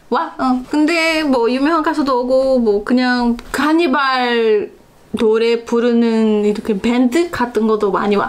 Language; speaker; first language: Korean; non-native, learner; Portuguese